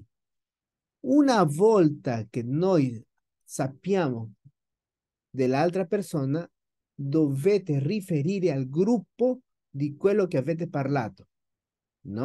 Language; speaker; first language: Italian; non-native, fluent; Spanish